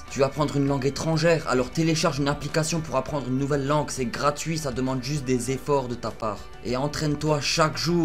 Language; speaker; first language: French; native; French